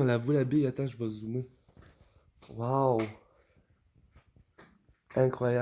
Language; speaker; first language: French; native; French